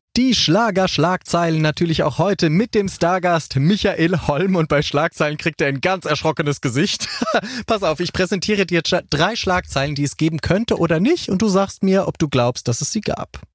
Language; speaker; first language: German; native; German